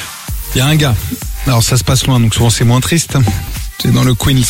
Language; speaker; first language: French; native; French